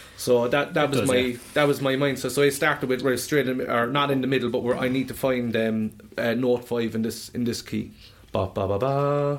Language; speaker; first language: English; native; English